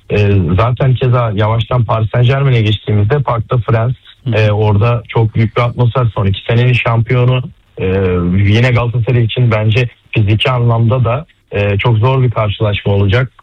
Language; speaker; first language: Turkish; native; Turkish